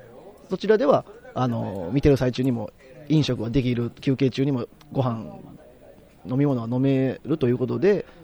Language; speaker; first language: Japanese; native; Japanese